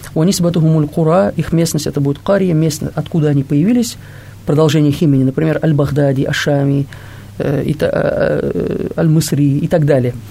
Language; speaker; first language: Russian; non-native, local second language; Tatar